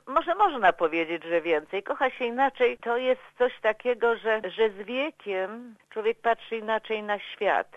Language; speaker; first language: Polish; native; Polish